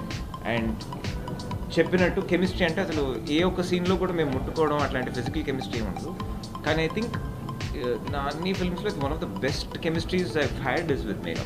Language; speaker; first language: Telugu; native; Telugu